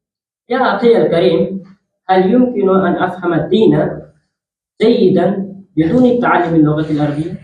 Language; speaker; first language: Arabic; non-native, learner; Urdu